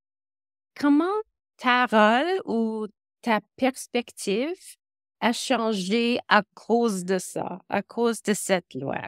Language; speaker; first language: French; non-native, local second language; English